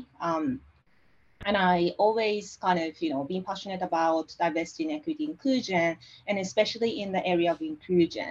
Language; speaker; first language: English; non-native, fluent; Japanese